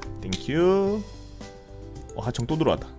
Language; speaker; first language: Korean; native; Korean